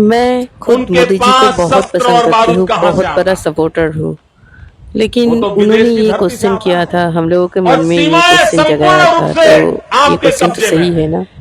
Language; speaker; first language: Hindi; non-native, local second language; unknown